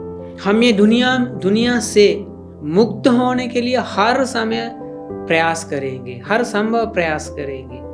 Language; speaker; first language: Hindi; non-native, fluent; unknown